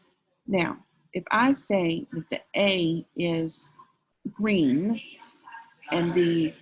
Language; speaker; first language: English; native; English